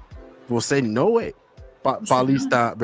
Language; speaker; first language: Portuguese; non-native, learner; English